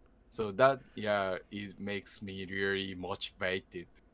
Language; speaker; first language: English; non-native, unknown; Japanese